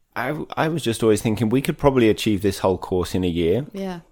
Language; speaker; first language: English; native; English